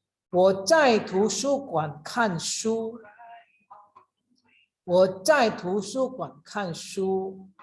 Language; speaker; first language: Chinese; non-native, fluent; Indonesian